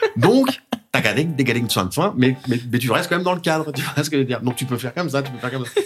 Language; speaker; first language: French; native; French